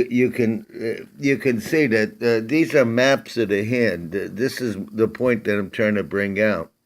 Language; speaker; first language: English; native; English